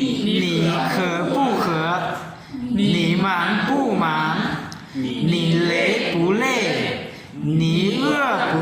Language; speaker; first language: Chinese; non-native, learner; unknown